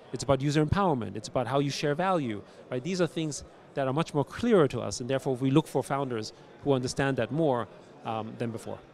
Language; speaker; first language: English; early bilingual, other home language; German